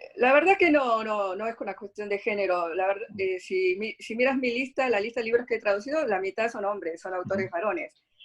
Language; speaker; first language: Spanish; early bilingual, other home language; Korean